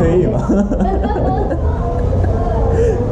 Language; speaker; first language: Chinese; non-native, learner; Japanese